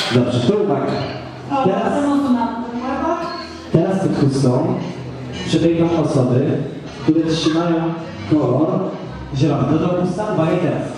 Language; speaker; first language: Polish; native; Polish